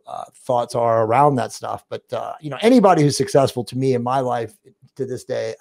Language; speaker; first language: English; native; English